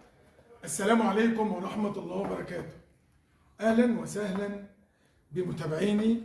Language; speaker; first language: Arabic; native; Arabic